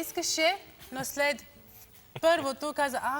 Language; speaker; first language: Bulgarian; non-native, learner; English